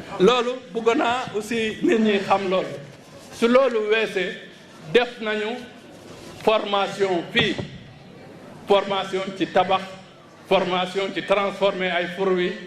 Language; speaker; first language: Wolof; non-native, local second language; Fula